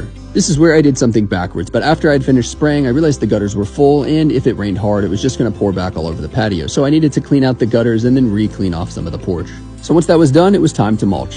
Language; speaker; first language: English; native; English